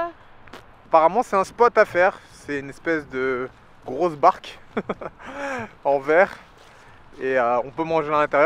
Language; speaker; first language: French; native; French